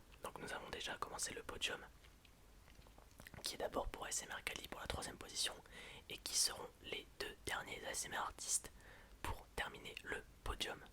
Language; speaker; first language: French; native; French